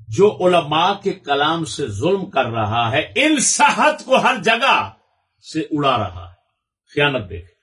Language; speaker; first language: Urdu; non-native, local second language; Punjabi